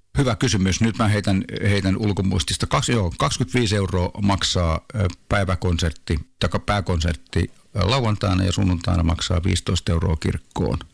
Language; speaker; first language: Finnish; native; Finnish